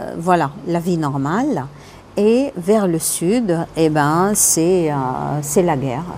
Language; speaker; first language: French; non-native, local second language; Arabic